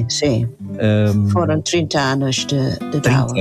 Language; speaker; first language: Portuguese; non-native, fluent; English